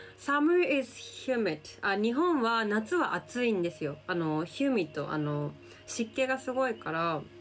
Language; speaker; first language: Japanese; native; Japanese